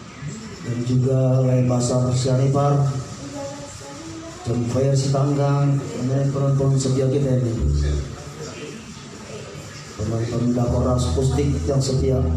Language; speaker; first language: Indonesian; native; Indonesian